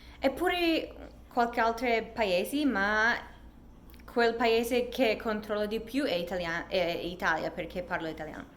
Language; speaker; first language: Italian; non-native, fluent; English